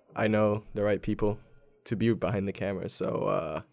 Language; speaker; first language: English; early bilingual, other home language; Polish